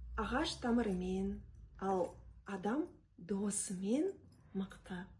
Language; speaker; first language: Kazakh; non-native, local second language; Russian